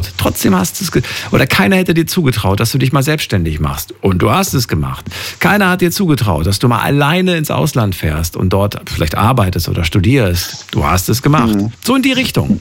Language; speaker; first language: German; native; German